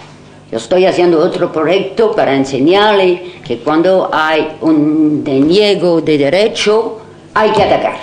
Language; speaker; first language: Spanish; non-native, fluent; French